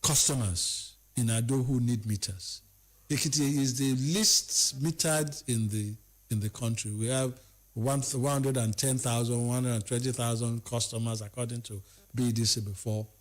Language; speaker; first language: English; non-native, local second language; Yoruba